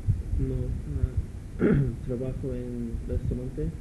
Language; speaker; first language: Spanish; non-native, learner; English